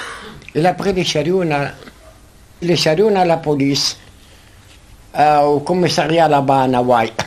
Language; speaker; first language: French; non-native, learner; Arabic